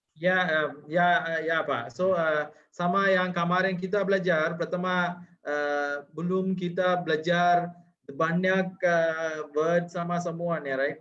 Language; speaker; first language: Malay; non-native, learner; Sinhala